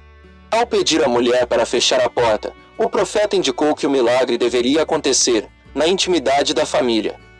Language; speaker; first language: Portuguese; native; Portuguese